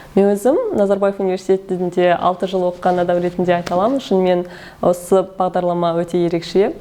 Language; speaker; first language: Kazakh; early bilingual, heritage; Kazakh